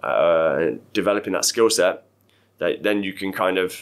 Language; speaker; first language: English; native; English